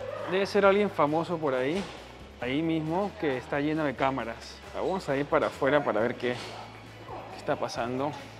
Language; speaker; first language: Spanish; native; Spanish